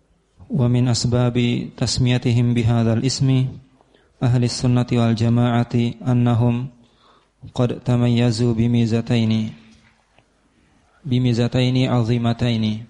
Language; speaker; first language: Arabic; non-native, learner; Indonesian